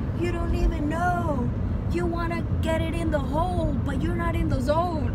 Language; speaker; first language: English; early bilingual, other home language; Spanish